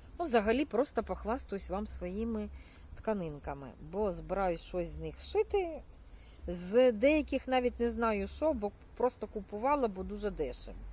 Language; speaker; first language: Ukrainian; non-native, local second language; Russian